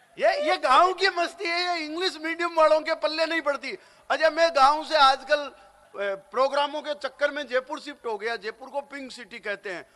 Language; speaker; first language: Hindi; native; Hindi